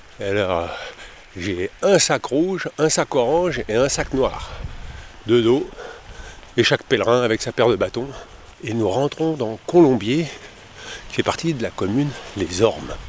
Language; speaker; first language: French; native; French